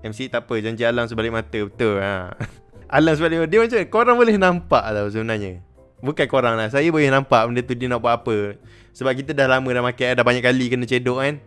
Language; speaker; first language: Malay; native; Malay